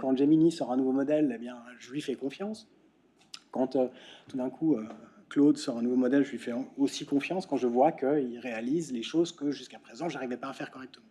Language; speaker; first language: French; native; French